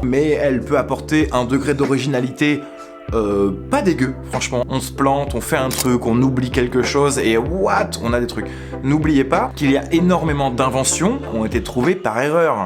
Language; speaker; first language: French; native; French